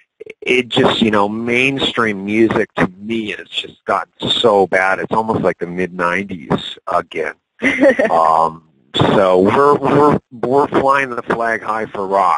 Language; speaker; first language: English; native; English